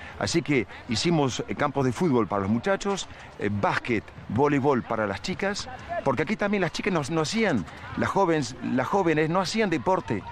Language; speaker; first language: Spanish; native; Spanish